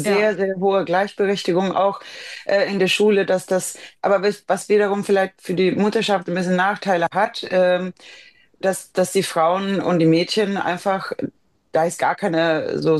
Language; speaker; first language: German; non-native, fluent; Swedish